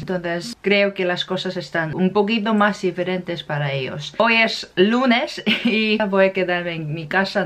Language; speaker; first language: Spanish; non-native, fluent; Korean